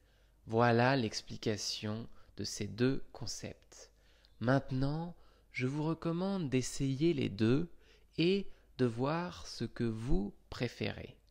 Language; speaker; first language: French; non-native, fluent; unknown